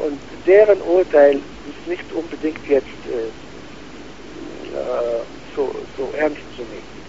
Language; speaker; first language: German; non-native, fluent; Arabic